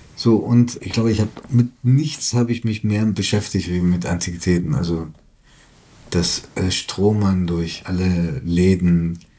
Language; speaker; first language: German; native; German